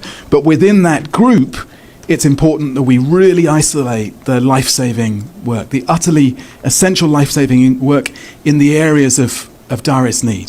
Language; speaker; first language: English; native; English